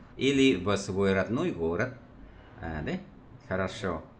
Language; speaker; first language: Russian; non-native, fluent; Vietnamese